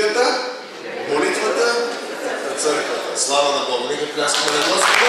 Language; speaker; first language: Bulgarian; native; Bulgarian